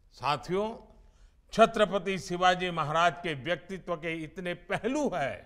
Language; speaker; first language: Hindi; non-native, local second language; Gujarati